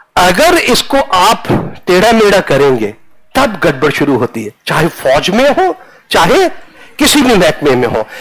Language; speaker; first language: Hindi; non-native, local second language; Punjabi